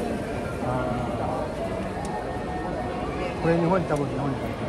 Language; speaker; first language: Japanese; non-native, learner; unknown